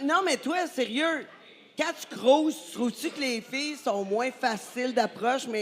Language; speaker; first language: French; native; French